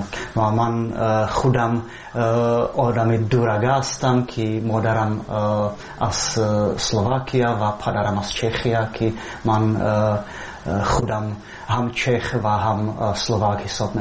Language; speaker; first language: Persian; non-native, fluent; Slovak